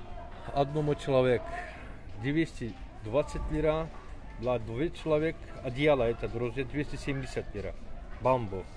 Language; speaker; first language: Russian; non-native, learner; Turkish